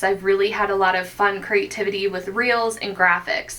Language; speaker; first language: English; native; English